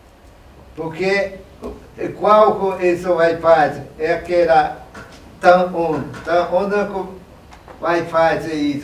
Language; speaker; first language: Portuguese; non-native, local second language; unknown